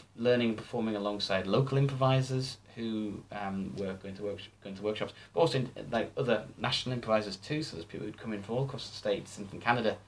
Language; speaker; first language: English; native; English